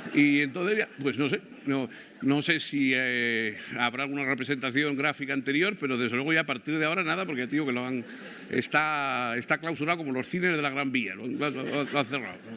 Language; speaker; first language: Spanish; native; Spanish